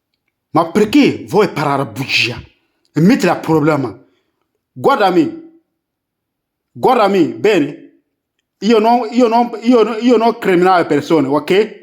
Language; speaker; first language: Italian; non-native, learner; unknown